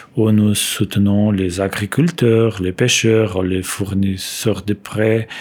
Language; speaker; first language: French; non-native, fluent; Portuguese